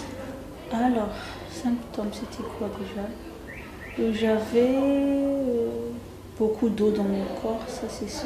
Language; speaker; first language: French; non-native, local second language; Malagasy